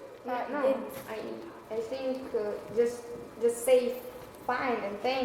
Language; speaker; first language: English; non-native, learner; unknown